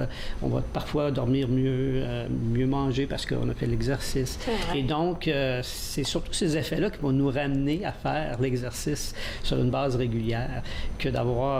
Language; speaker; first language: French; native; French